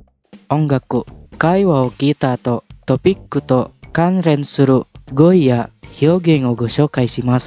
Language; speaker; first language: Japanese; non-native, fluent; Indonesian